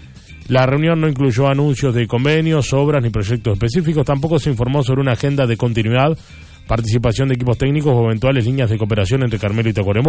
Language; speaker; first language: Spanish; native; Spanish